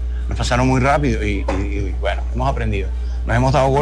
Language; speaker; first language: Spanish; native; Spanish